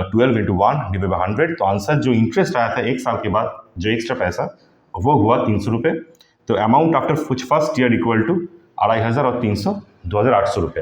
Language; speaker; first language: Hindi; non-native, local second language; Bangla